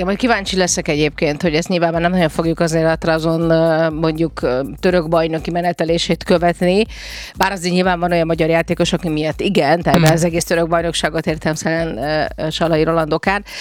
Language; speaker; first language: Hungarian; native; Hungarian